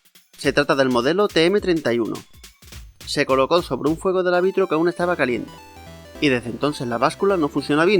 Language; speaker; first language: Spanish; native; Spanish